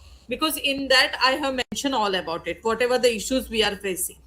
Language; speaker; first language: English; non-native, fluent; Hindi